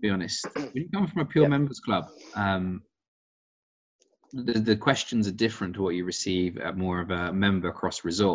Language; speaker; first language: English; native; English